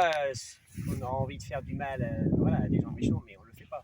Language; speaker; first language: French; native; French